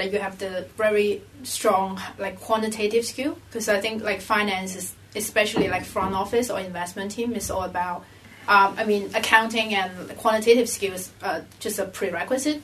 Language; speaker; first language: English; non-native, local second language; Cantonese